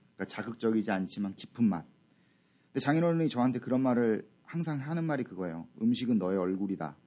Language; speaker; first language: Korean; native; Korean